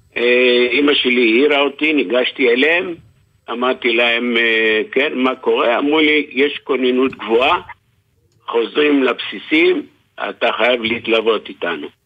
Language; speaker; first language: Hebrew; native; Hebrew